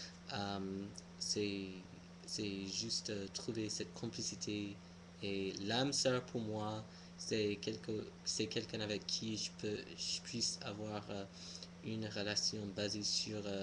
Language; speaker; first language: French; non-native, fluent; English